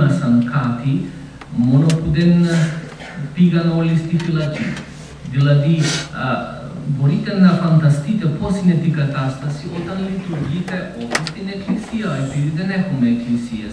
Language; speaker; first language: Greek; non-native, fluent; Macedonian